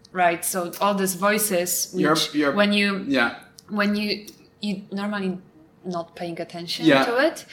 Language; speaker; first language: English; non-native, fluent; Polish